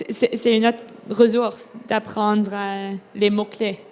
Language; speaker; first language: French; non-native, local second language; English